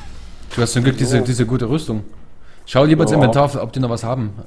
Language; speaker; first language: German; native; German